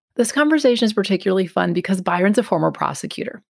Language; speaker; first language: English; native; English